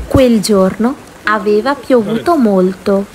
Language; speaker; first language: Italian; non-native, fluent; Bangla